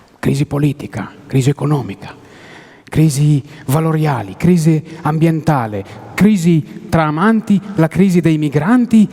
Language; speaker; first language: Italian; non-native, fluent; Hebrew